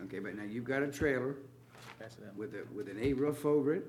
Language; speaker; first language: English; native; English